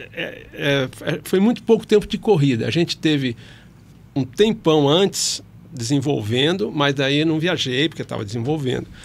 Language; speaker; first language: Portuguese; native; Portuguese